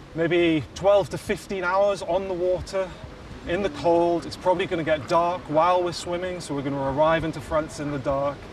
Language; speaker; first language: English; native; English